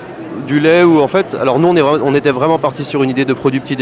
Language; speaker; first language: French; native; French